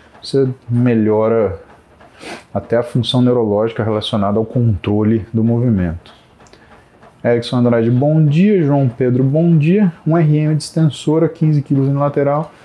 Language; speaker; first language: Portuguese; native; Portuguese